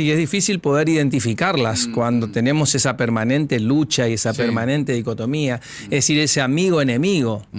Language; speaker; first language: Spanish; native; Spanish